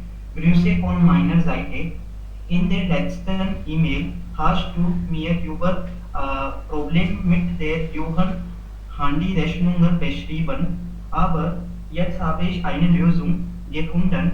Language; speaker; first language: German; non-native, learner; Hindi